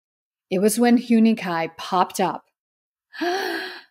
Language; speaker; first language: English; native; English